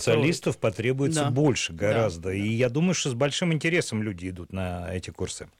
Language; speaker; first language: Russian; native; Russian